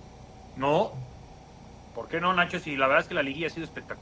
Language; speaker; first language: Spanish; native; Spanish